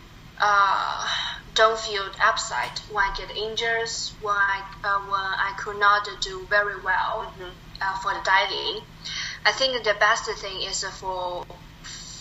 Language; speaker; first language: English; non-native, learner; Chinese